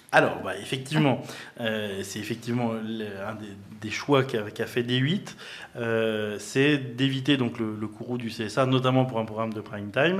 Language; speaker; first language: French; native; French